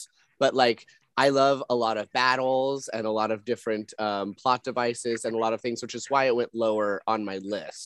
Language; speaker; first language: English; native; English